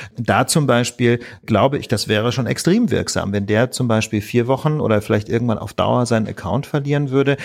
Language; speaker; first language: German; native; German